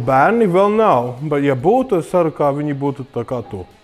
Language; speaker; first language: Latvian; early bilingual, heritage; English